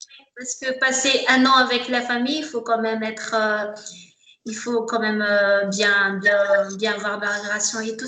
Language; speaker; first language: French; non-native, local second language; Malagasy